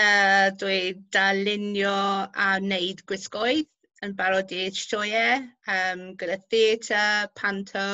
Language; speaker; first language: Welsh; non-native, local second language; English